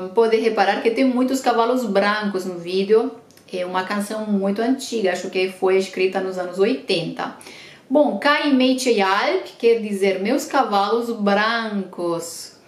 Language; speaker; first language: Portuguese; non-native, fluent; Romanian